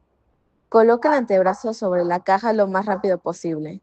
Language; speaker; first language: Spanish; native; Spanish